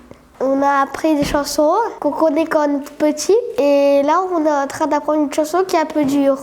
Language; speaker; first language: French; native; French